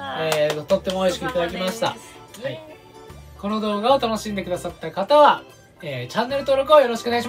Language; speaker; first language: Japanese; native; Japanese